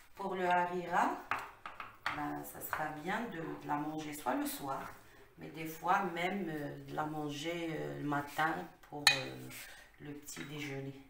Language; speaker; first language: French; non-native, local second language; Arabic